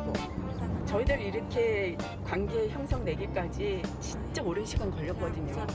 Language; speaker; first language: Korean; native; Korean